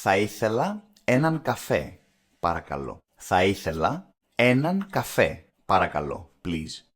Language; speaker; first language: Greek; non-native, learner; English